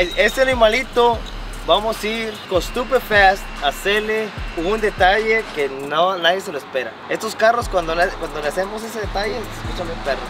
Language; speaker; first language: Spanish; early bilingual, heritage; Spanish